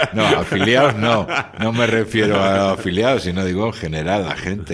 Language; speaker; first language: Spanish; native; Spanish